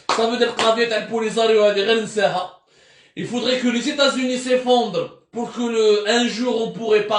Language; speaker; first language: French; non-native, local second language; Arabic